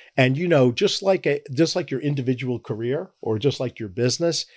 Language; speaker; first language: English; native; English